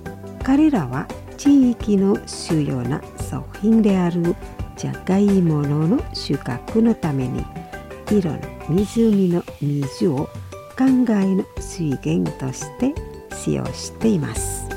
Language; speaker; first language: Japanese; non-native, fluent; Indonesian